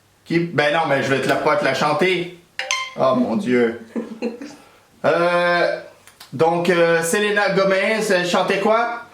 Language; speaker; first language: French; native; French